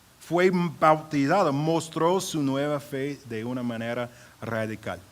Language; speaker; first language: Spanish; non-native, fluent; English